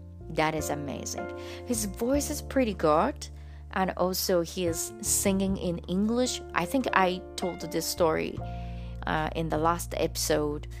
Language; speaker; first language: English; non-native, fluent; Japanese